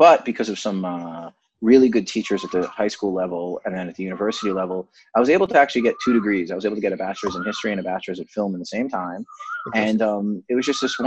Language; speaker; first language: English; native; English